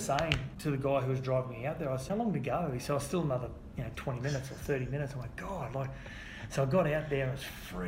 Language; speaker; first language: English; native; English